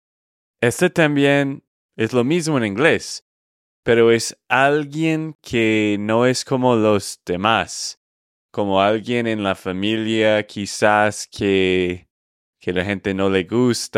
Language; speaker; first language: Spanish; non-native, fluent; English